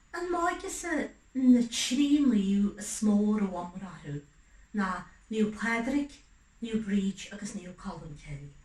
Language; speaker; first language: Irish; native; Irish